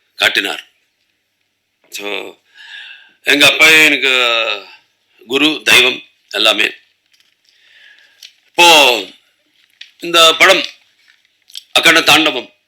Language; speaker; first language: Tamil; non-native, local second language; Telugu